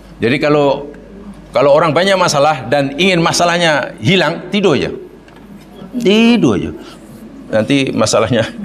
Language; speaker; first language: Malay; native; Malay